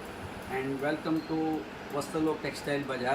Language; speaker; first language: Tamil; non-native, fluent; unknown